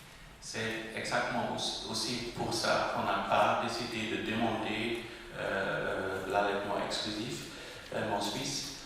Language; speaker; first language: French; non-native, local second language; German